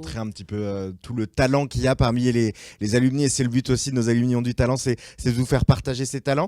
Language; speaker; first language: French; native; French